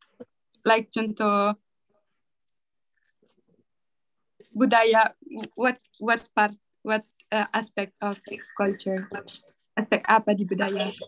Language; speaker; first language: Indonesian; non-native, learner; Italian